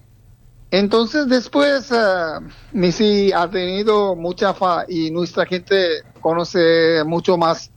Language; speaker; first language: Spanish; non-native, fluent; Bangla